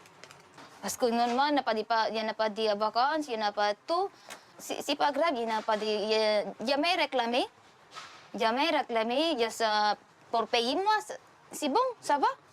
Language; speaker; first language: French; non-native, learner; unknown